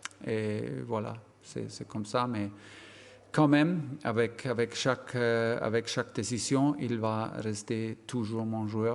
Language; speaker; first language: French; non-native, fluent; German